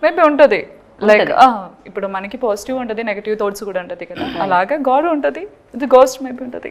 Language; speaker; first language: Telugu; non-native, learner; Malayalam